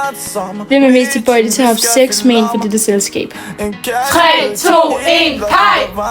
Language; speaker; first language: Danish; native; Danish